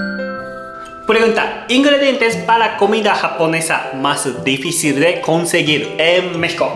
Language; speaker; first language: Spanish; non-native, learner; Japanese